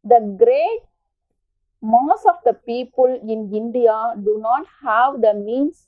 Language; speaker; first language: English; non-native, local second language; Tamil